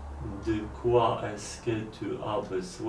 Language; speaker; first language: French; non-native, learner; Polish